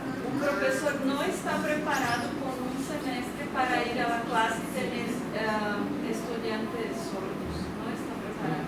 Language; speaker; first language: Spanish; non-native, fluent; Portuguese